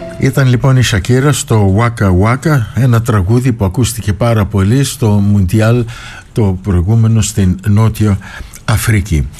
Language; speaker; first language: Greek; early bilingual, heritage; Greek